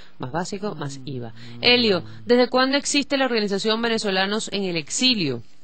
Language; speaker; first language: Spanish; native; Spanish